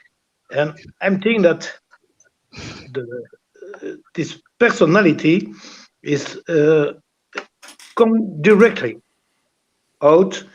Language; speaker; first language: English; non-native, learner; French